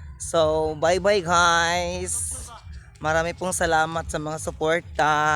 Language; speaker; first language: Filipino; non-native, local second language; Cebuano